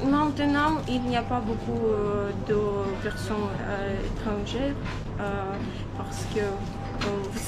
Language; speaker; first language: French; non-native, learner; Russian